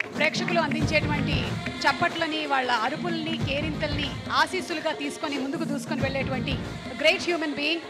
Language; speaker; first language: Telugu; native; Telugu